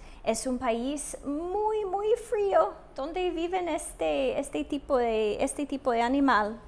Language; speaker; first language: Spanish; non-native, fluent; English